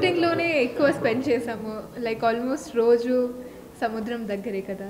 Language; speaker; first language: Telugu; non-native, local second language; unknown